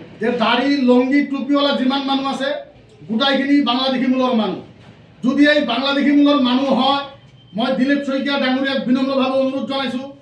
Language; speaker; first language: Assamese; non-native, local second language; Bangla